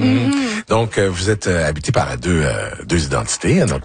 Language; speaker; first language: French; native; French